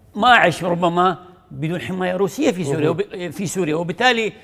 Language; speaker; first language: Arabic; native; Arabic